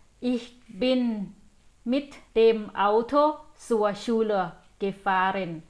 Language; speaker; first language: German; non-native, learner; Thai